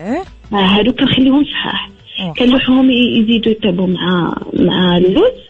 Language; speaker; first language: Arabic; native; Arabic